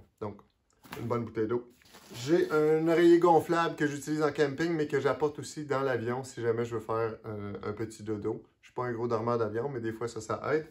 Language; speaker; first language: French; native; French